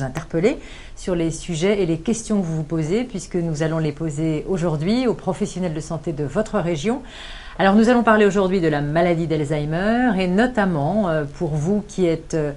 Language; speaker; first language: French; native; French